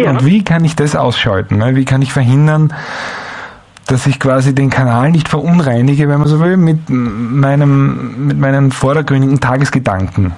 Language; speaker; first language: German; native; German